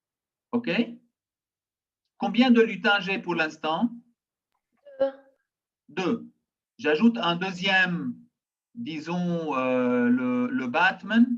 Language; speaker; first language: French; non-native, local second language; Arabic